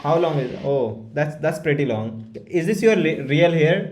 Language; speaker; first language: English; non-native, learner; Hindi